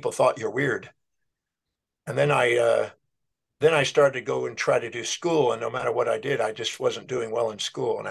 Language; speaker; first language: English; native; English